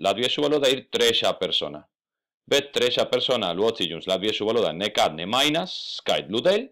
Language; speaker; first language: Latvian; non-native, fluent; Spanish